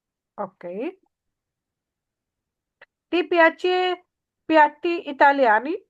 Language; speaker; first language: Italian; non-native, learner; Urdu